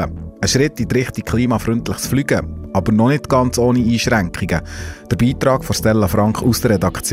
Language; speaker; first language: German; native; German